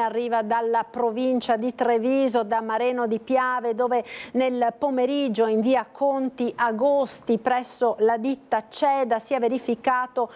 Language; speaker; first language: Italian; native; Italian